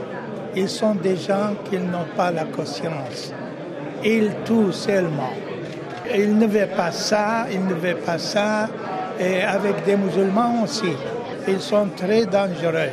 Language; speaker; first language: French; non-native, fluent; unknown